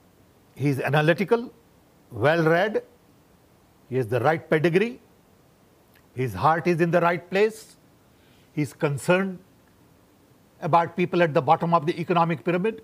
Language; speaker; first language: English; non-native, local second language; Gujarati